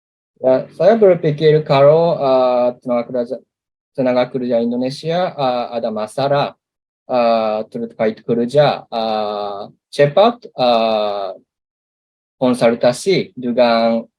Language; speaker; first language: Indonesian; non-native, learner; Japanese